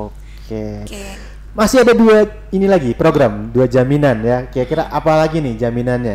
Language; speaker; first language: Indonesian; native; Indonesian